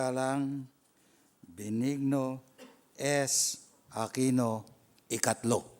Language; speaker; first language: Filipino; native; Filipino